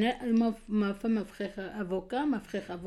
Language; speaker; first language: French; non-native, learner; Kurdish